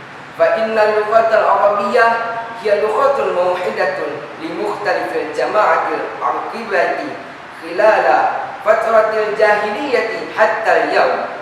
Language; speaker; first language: Arabic; non-native, learner; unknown